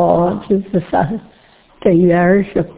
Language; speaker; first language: Chinese; native; Chinese